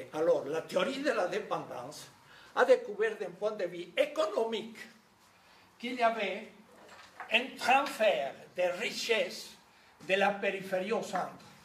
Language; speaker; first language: French; non-native, fluent; Spanish